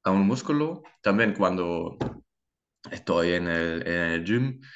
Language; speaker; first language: Spanish; non-native, learner; German